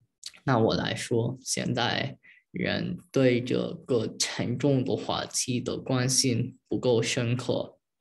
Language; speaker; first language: Chinese; early bilingual, heritage; Chinese